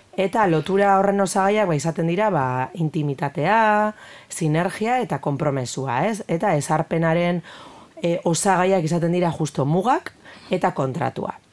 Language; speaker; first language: Basque; native; Basque